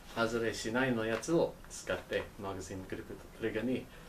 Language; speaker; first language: Japanese; non-native, learner; English